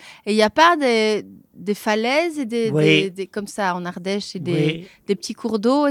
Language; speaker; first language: French; native; French